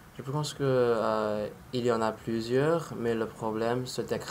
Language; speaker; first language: French; non-native, learner; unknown